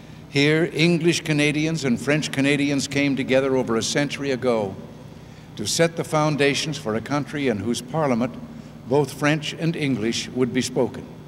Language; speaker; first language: English; native; English